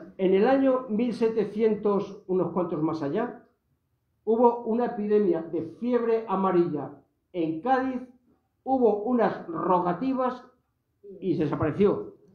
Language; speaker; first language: Spanish; native; Spanish